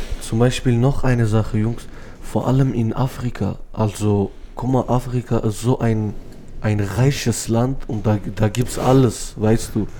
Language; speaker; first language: German; non-native, fluent; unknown